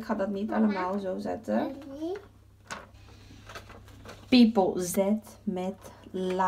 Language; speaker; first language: Dutch; early bilingual, other home language; Portuguese